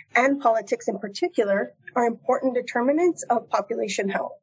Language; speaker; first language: English; native; English